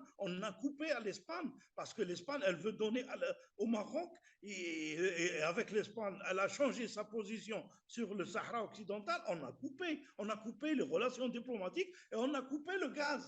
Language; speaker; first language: French; non-native, local second language; Arabic